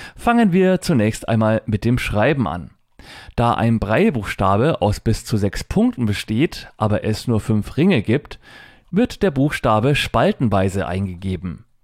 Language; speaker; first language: German; native; German